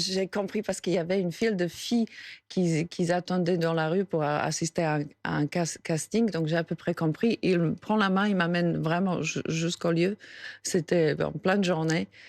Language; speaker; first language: French; non-native, fluent; Slovak